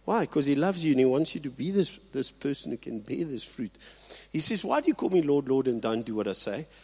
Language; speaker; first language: English; non-native, local second language; Afrikaans